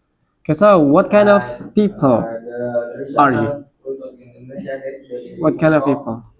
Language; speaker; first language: English; non-native, learner; Indonesian